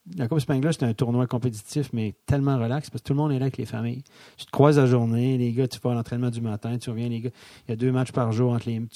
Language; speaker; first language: French; native; French